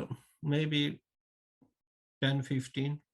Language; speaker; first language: English; non-native, learner; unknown